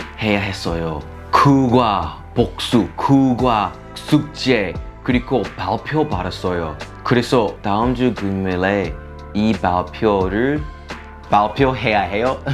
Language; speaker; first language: Korean; non-native, learner; English